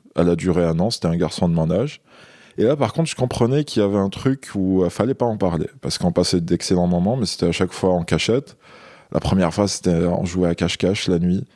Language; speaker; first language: French; non-native, local second language; Kabyle